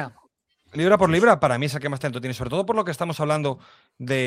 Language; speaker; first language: Spanish; native; Spanish